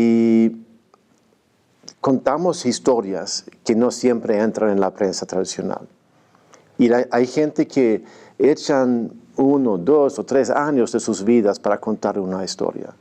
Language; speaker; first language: Spanish; non-native, fluent; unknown